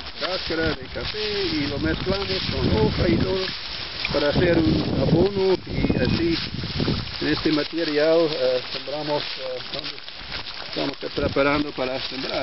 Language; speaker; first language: Spanish; non-native, fluent; English